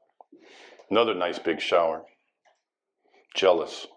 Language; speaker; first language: English; native; English